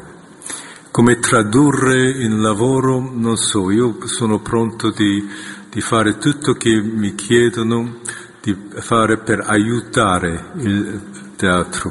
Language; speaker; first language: Italian; non-native, fluent; Korean